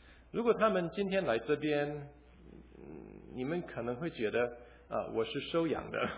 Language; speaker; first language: Chinese; early bilingual, other home language; English